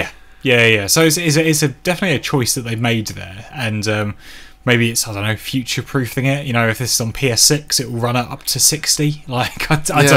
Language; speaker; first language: English; native; English